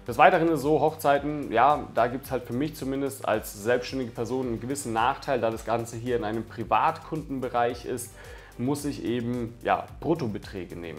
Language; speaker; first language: German; native; German